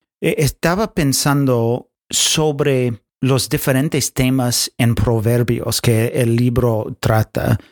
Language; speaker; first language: Spanish; non-native, fluent; English